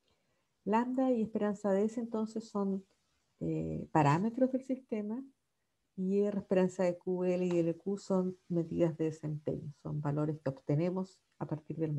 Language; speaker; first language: Spanish; native; Spanish